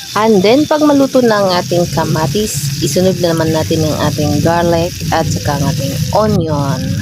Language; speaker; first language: Filipino; non-native, local second language; Cebuano